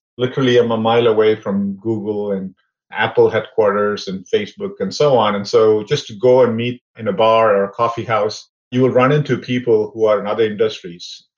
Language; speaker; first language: English; non-native, local second language; Tamil